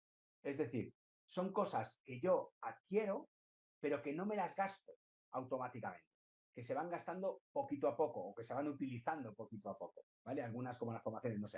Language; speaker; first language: Spanish; native; Spanish